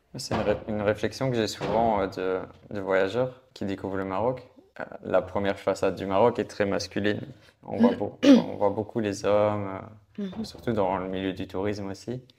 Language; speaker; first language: French; native; French